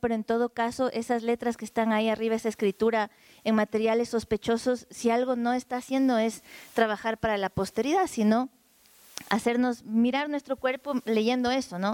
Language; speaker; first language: Spanish; native; Spanish